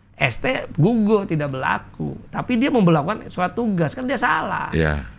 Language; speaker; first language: Indonesian; native; Indonesian